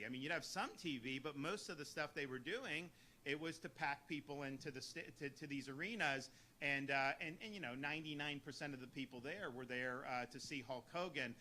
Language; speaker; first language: English; native; English